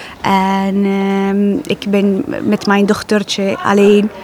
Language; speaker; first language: Dutch; non-native, learner; Arabic